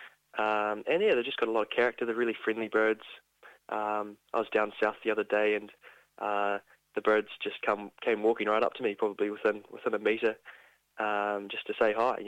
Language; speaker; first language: English; native; English